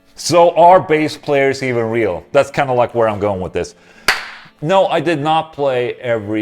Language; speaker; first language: English; non-native, fluent; Swedish